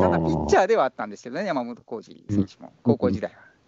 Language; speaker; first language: Japanese; native; Japanese